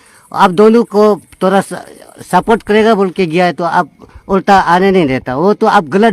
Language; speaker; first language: Hindi; non-native, local second language; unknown